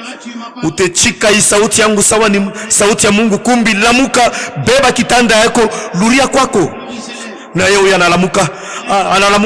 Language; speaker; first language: Swahili; native; Swahili